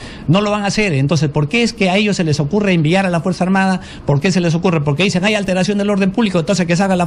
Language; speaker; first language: Spanish; native; Spanish